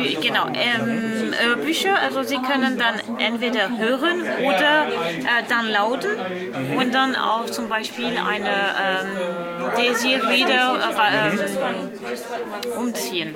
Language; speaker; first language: German; non-native, learner; French